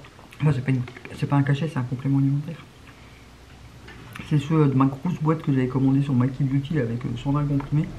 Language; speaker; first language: French; native; French